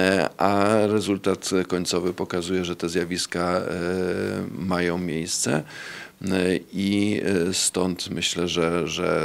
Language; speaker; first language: Polish; native; Polish